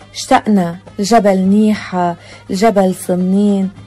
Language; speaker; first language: Arabic; native; Arabic